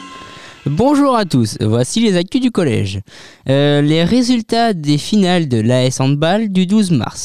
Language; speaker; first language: French; native; French